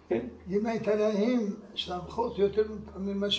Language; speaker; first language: Hebrew; non-native, fluent; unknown